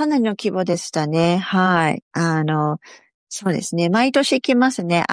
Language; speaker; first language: Japanese; native; Japanese